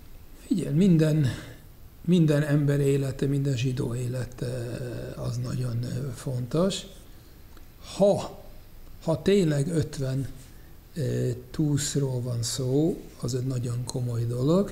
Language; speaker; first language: Hungarian; non-native, fluent; English